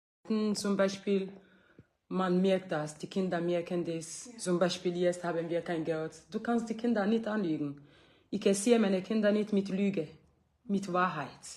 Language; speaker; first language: German; non-native, learner; English